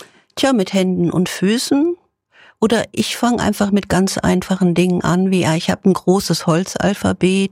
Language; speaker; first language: German; native; German